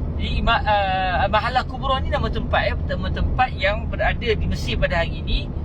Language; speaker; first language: Malay; native; Malay